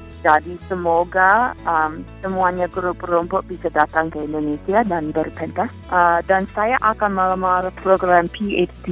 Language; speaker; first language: Indonesian; non-native, fluent; English